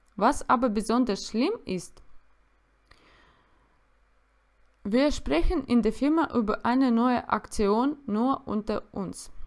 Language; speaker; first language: German; non-native, learner; Russian